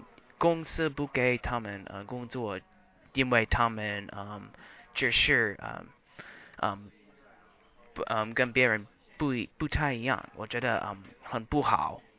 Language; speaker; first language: Chinese; non-native, learner; English